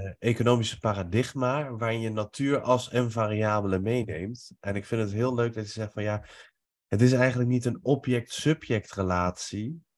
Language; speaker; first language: Dutch; early bilingual, other home language; Persian